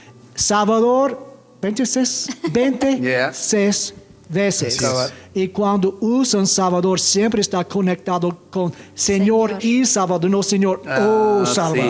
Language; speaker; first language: Spanish; non-native, fluent; English